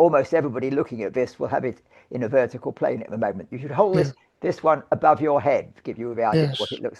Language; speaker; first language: English; native; English